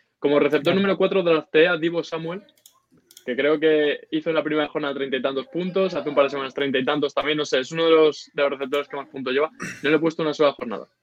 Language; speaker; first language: Spanish; native; Spanish